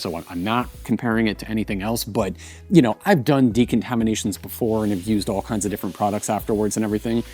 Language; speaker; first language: English; native; English